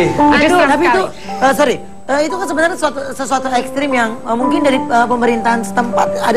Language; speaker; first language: Indonesian; native; Indonesian